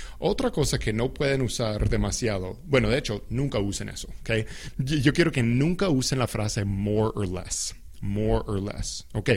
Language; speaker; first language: Spanish; non-native, fluent; English